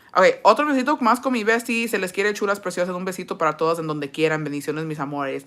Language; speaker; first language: Spanish; early bilingual, heritage; Spanish